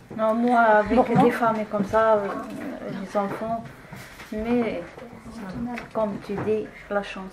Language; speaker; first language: French; non-native, learner; Arabic